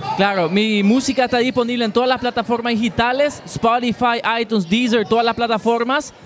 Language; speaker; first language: Spanish; native; Spanish